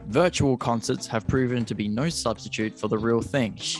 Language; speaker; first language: English; native; English